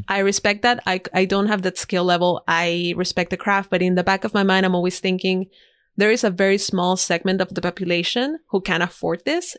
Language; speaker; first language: English; non-native, fluent; Spanish